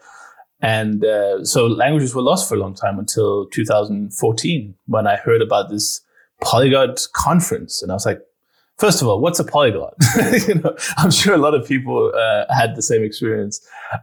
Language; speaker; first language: English; non-native, fluent; Danish